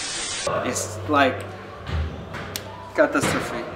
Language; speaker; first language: English; non-native, learner; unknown